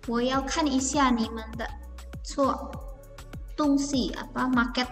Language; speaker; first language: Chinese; non-native, fluent; Indonesian